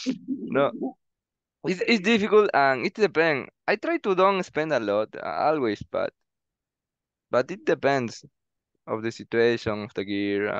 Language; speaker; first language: English; non-native, learner; Spanish